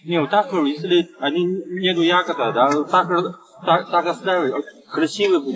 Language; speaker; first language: Russian; non-native, learner; Chinese